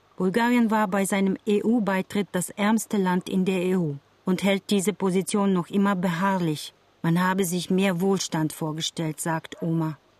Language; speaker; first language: German; non-native, fluent; Bulgarian